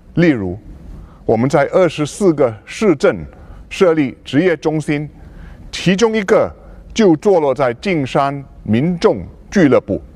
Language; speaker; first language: Chinese; native; Chinese